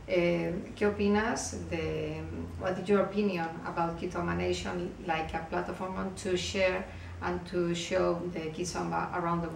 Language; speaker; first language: English; non-native, learner; Spanish